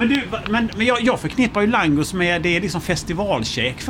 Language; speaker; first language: Swedish; native; Swedish